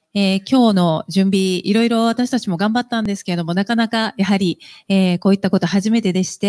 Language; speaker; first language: Japanese; native; Japanese